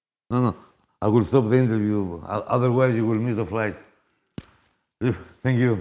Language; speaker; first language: English; non-native, fluent; Greek